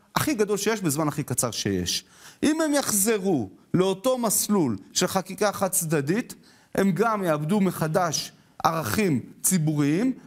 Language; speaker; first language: Hebrew; native; Hebrew